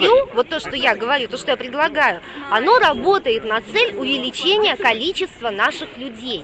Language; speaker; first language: Russian; native; Russian